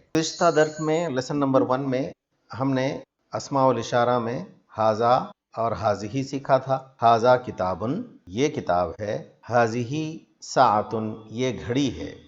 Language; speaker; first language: Urdu; native; Urdu